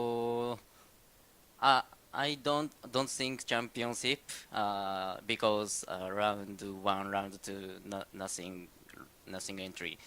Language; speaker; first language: English; non-native, learner; Indonesian